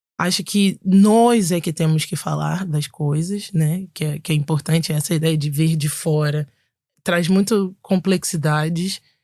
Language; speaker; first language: Portuguese; native; Portuguese